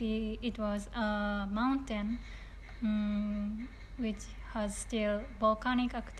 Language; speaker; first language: English; non-native, learner; Japanese